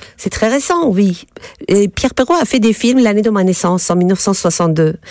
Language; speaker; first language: French; non-native, fluent; Persian